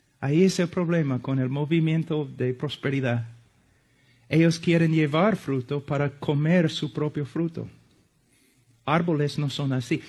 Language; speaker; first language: Spanish; non-native, fluent; English